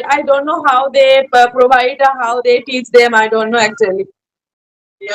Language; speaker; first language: English; non-native, learner; Bangla